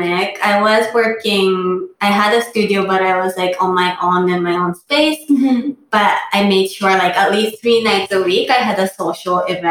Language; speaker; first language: English; non-native, fluent; Japanese